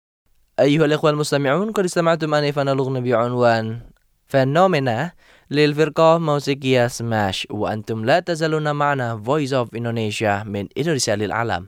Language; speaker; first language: Arabic; non-native, fluent; Indonesian